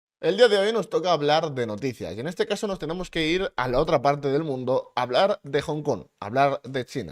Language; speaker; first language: Spanish; native; Spanish